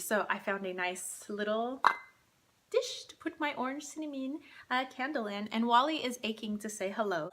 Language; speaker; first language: English; native; English